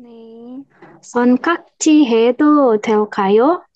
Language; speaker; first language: Korean; non-native, learner; Indonesian